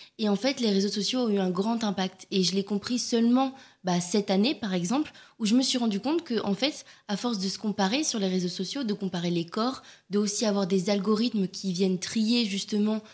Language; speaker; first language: French; native; French